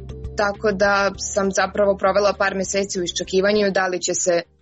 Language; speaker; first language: Serbian; native; Serbian